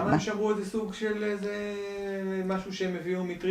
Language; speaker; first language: Hebrew; native; Hebrew